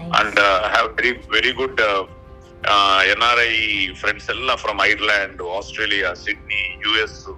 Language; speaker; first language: Kannada; non-native, local second language; Telugu